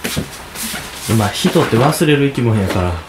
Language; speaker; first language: Japanese; native; Japanese